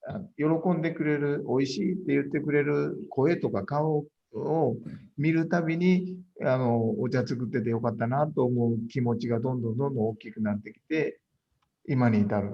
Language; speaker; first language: Japanese; native; Japanese